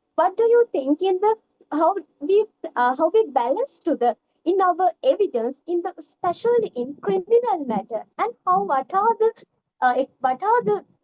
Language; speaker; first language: English; non-native, local second language; Sinhala